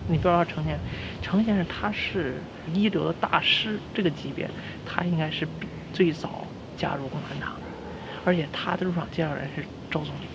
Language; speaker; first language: Chinese; native; Chinese